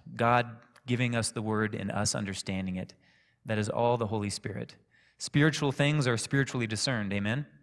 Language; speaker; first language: English; native; English